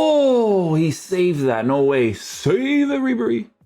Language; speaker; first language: English; native; English